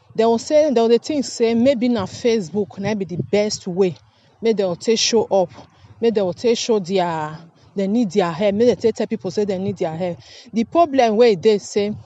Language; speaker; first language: Nigerian Pidgin; native; Nigerian Pidgin